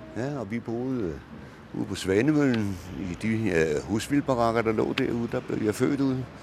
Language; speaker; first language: Danish; native; Danish